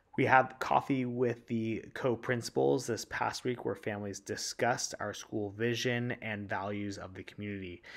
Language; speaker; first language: English; early bilingual, other home language; Spanish